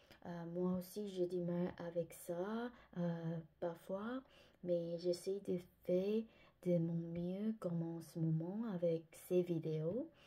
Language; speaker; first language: French; non-native, fluent; Korean